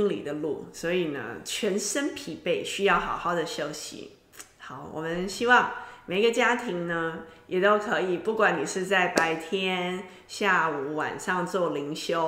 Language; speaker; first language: Chinese; native; Chinese